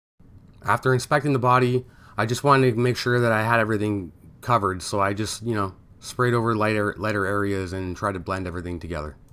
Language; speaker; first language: English; native; English